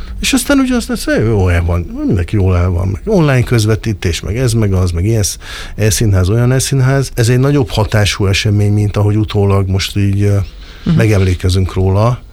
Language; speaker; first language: Hungarian; native; Hungarian